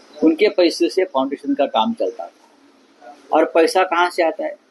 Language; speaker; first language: Hindi; non-native, local second language; Marathi